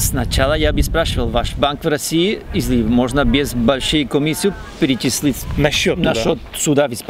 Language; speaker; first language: Russian; non-native, learner; Spanish